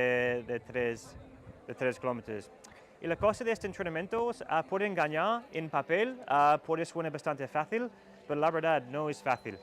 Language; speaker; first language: Spanish; non-native, learner; English